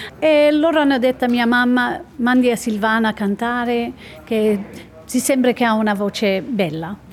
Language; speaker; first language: Italian; early bilingual, heritage; Italian